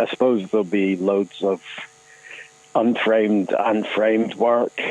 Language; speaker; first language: English; native; English